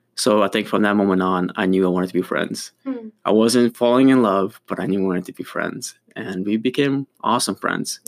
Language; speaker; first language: English; early bilingual, other home language; Ukrainian